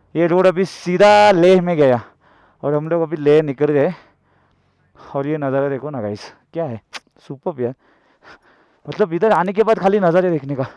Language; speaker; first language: Hindi; non-native, local second language; Marathi